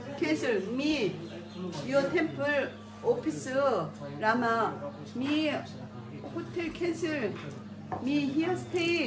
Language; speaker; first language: English; non-native, learner; Korean